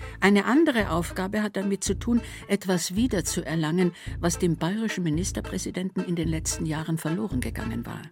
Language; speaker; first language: German; native; German